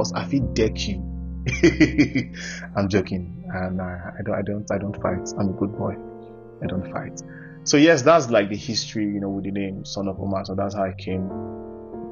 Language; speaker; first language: English; non-native, local second language; Igbo